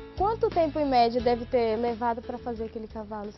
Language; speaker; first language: Portuguese; native; Portuguese